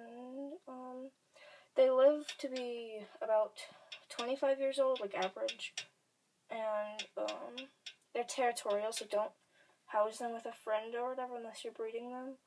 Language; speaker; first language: English; native; English